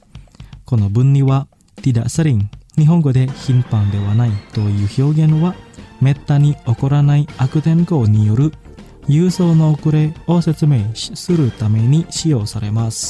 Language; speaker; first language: Japanese; non-native, fluent; Indonesian